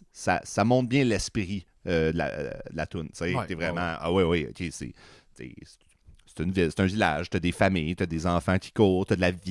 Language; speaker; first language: French; native; French